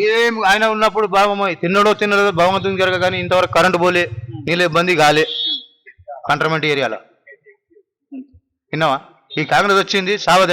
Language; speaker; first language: Telugu; native; Telugu